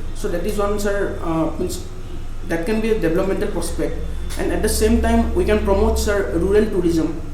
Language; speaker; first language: English; non-native, local second language; Assamese